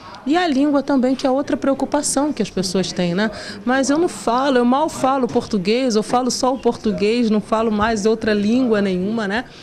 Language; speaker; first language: Portuguese; native; Portuguese